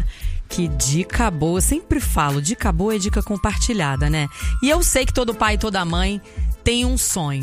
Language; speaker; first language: Portuguese; native; Portuguese